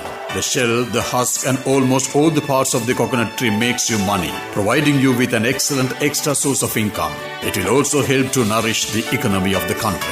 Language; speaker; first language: English; non-native, local second language; Sinhala